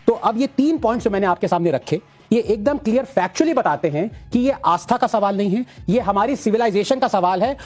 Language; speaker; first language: Hindi; non-native, local second language; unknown